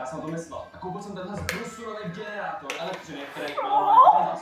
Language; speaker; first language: Czech; native; Czech